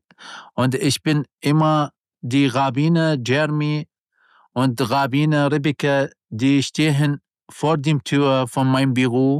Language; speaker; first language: German; non-native, learner; Arabic